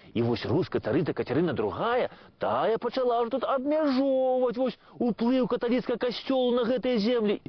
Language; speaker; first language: Belarusian; native; Belarusian